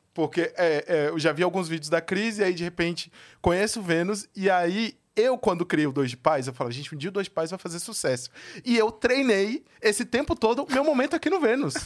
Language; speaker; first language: Portuguese; native; Portuguese